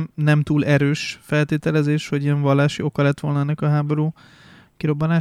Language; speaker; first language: Hungarian; native; Hungarian